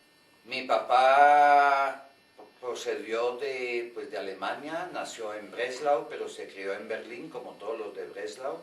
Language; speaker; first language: Spanish; early bilingual, other home language; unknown